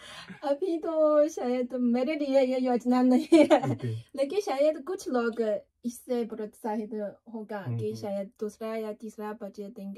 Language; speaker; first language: Hindi; non-native, learner; Chinese